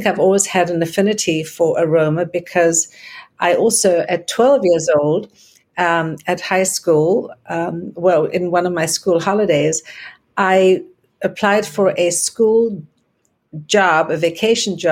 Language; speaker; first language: English; native; English